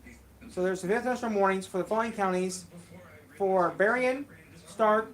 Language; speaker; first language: English; native; English